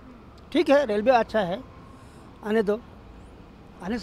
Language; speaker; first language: Hindi; non-native, local second language; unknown